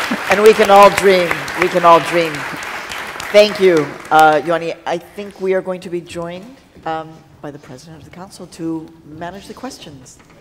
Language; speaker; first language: English; early bilingual, other home language; Spanish